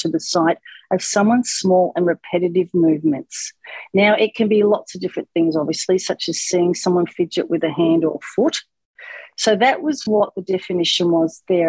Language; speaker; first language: English; native; English